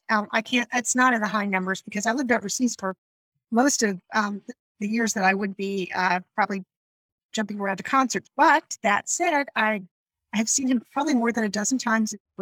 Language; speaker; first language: English; native; English